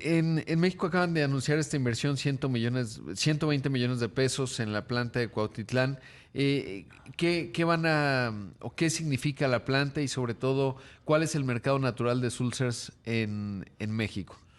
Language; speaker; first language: Spanish; native; Spanish